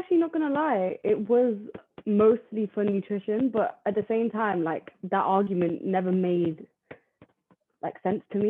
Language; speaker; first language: English; native; English